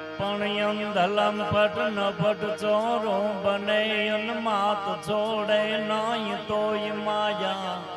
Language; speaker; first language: Gujarati; native; Gujarati